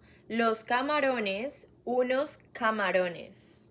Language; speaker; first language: Spanish; non-native, fluent; English